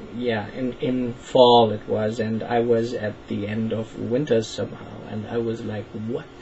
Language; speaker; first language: English; non-native, fluent; German